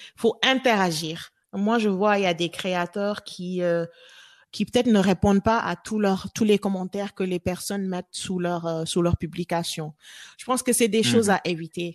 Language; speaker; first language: French; non-native, local second language; Wolof